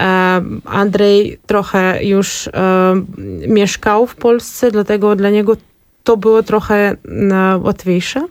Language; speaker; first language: Polish; non-native, learner; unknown